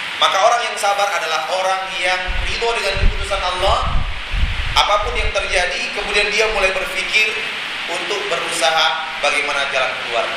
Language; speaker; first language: Indonesian; non-native, local second language; Minangkabau